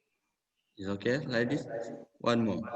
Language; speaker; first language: English; non-native, learner; Thai